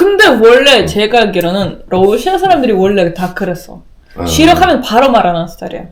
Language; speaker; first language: Korean; non-native, learner; Russian